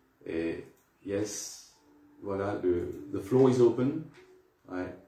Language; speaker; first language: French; non-native, local second language; Morisyen